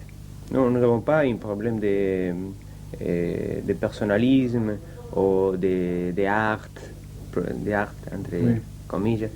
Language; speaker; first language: French; non-native, learner; Spanish